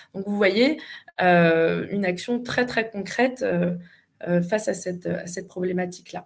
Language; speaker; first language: French; native; French